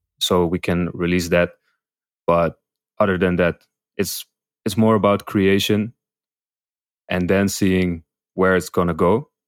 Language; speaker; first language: English; non-native, fluent; Dutch